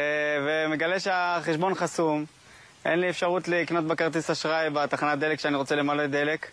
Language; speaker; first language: Hebrew; native; Hebrew